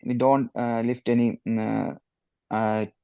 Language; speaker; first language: English; non-native, learner; Malayalam